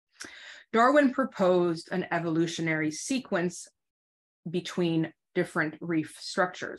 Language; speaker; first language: English; native; English